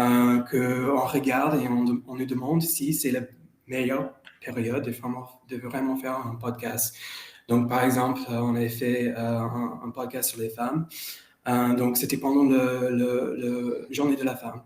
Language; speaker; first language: French; non-native, fluent; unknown